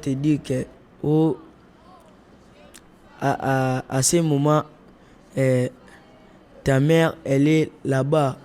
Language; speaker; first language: French; non-native, local second language; Lingala